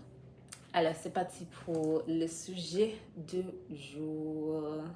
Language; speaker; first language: French; non-native, learner; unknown